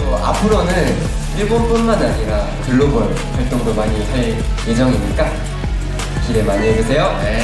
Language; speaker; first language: Korean; non-native, fluent; Japanese